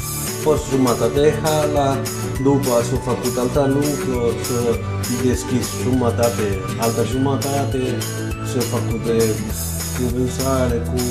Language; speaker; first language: Romanian; non-native, learner; Spanish